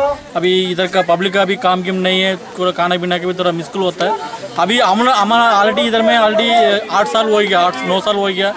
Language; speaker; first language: Hindi; non-native, local second language; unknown